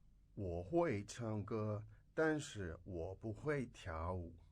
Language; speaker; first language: Chinese; non-native, fluent; English